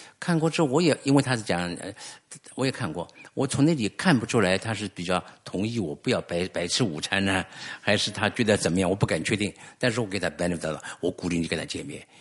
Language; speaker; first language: Chinese; native; Chinese